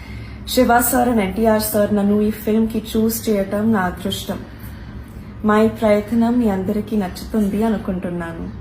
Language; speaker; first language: Telugu; non-native, learner; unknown